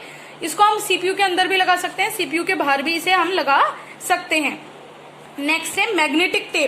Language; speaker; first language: Hindi; native; Hindi